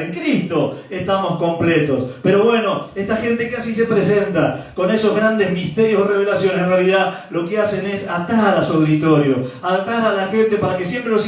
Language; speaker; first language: Spanish; native; Spanish